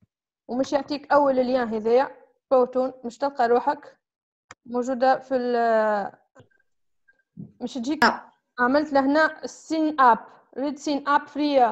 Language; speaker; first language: Arabic; native; Arabic